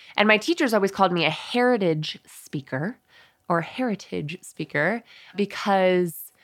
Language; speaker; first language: English; early bilingual, other home language; Spanish